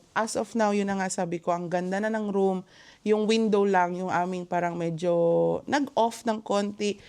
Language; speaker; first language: Filipino; native; Filipino